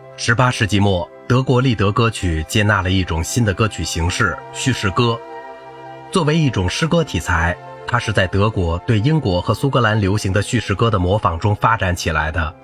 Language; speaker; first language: Chinese; native; Chinese